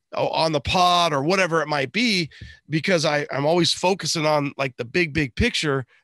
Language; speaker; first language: English; native; English